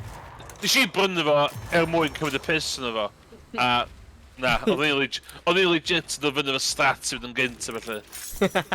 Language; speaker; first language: Welsh; native; Welsh